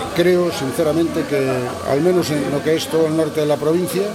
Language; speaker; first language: Spanish; native; Spanish